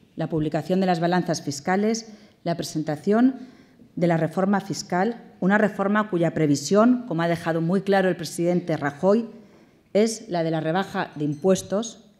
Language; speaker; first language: Spanish; native; Spanish